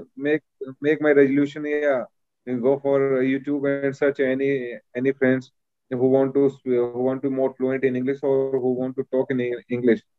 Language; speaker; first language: English; non-native, local second language; Hindi